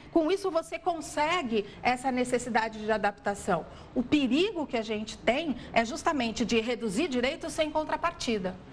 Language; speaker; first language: Portuguese; native; Portuguese